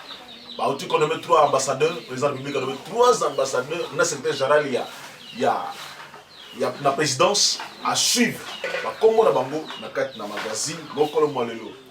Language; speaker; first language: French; non-native, local second language; Lingala